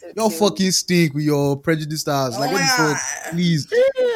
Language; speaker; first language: English; non-native, local second language; Yoruba